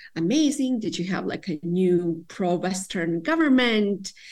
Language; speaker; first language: English; non-native, fluent; Serbian